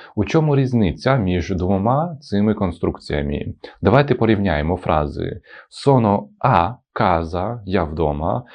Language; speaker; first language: Ukrainian; non-native, local second language; Russian